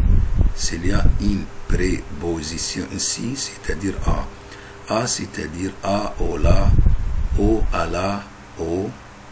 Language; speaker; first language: French; non-native, fluent; Arabic